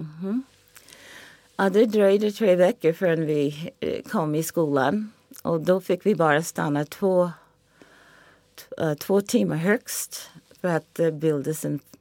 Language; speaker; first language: Swedish; non-native, fluent; English